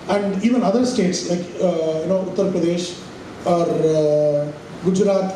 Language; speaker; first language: English; non-native, local second language; Tamil